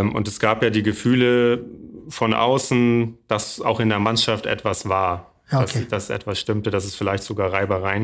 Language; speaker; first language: German; native; German